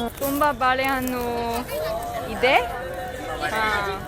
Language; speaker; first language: Kannada; non-native, learner; English